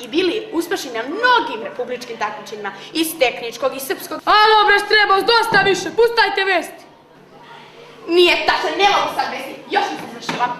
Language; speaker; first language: Bosnian; native; Bosnian